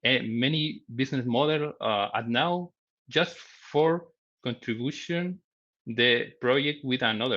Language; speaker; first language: English; non-native, learner; Spanish